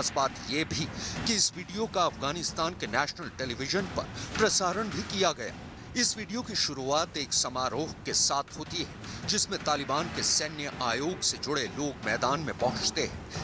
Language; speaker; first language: Hindi; native; Hindi